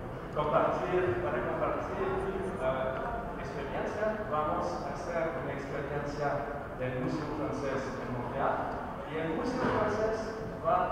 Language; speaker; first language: Spanish; non-native, learner; French